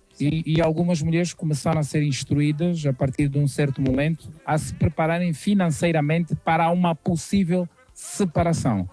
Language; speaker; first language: Portuguese; native; Portuguese